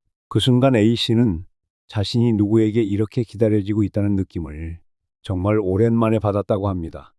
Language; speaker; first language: Korean; native; Korean